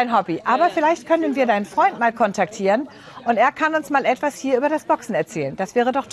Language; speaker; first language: German; native; German